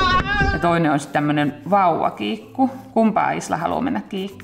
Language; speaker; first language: Finnish; native; Finnish